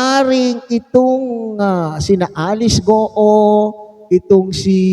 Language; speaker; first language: Filipino; native; Filipino